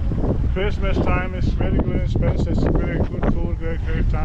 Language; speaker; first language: English; non-native, learner; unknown